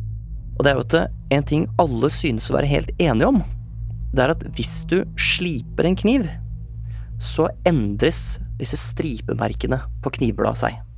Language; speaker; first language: Norwegian; native; Norwegian